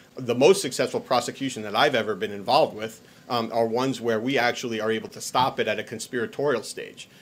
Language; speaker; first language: English; native; English